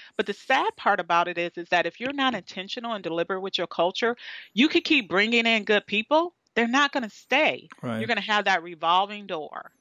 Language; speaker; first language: English; native; English